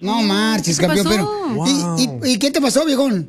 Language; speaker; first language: Spanish; native; Spanish